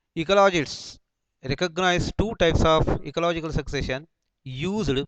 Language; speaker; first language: English; non-native, local second language; Kannada